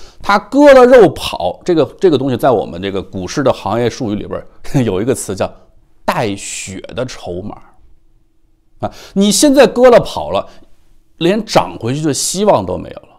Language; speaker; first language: Chinese; native; Chinese